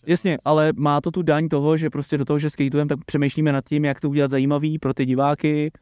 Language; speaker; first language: Czech; native; Czech